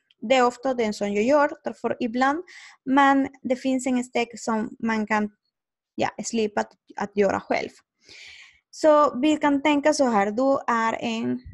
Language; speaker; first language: Swedish; non-native, learner; Spanish